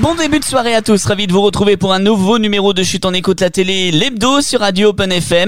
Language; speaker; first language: French; native; French